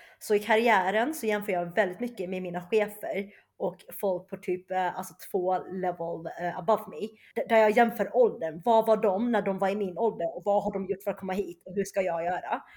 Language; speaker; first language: Swedish; early bilingual, other home language; Chinese